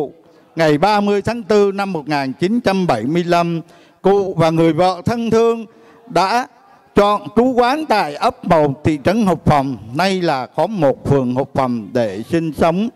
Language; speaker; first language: Vietnamese; native; Vietnamese